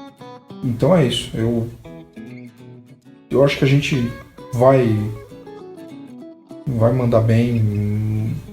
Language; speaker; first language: Portuguese; native; Portuguese